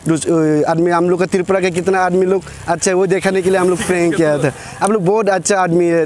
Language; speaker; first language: Hindi; non-native, local second language; Kok Borok